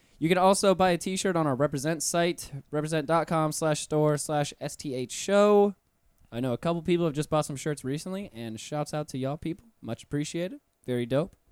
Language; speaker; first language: English; native; English